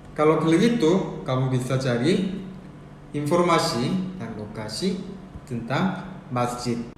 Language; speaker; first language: Indonesian; early bilingual, other home language; Korean